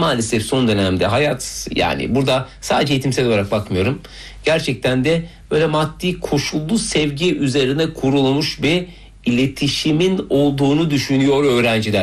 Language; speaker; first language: Turkish; native; Turkish